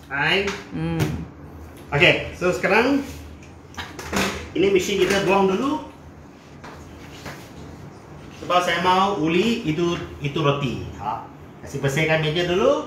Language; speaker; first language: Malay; non-native, local second language; Chinese